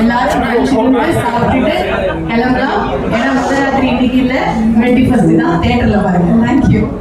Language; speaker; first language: Tamil; native; Tamil